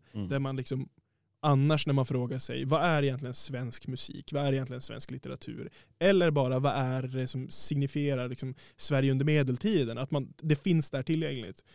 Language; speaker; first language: Swedish; native; Swedish